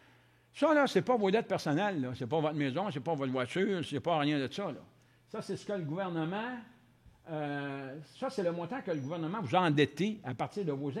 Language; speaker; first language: French; native; French